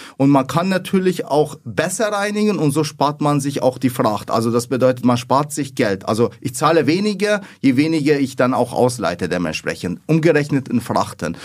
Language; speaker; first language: German; early bilingual, other home language; Arabic